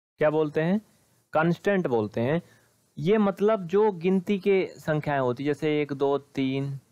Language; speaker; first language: Hindi; native; Hindi